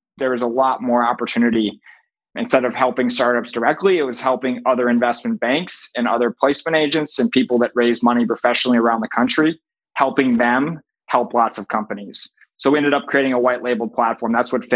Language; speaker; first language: English; native; English